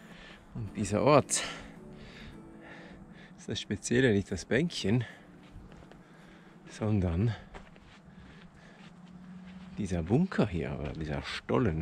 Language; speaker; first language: German; native; German